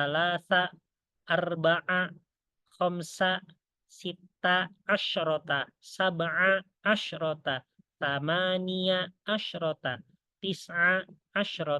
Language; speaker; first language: Arabic; non-native, fluent; Indonesian